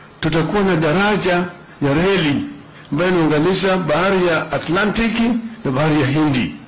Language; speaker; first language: Swahili; non-native, local second language; Luo (Kenya and Tanzania)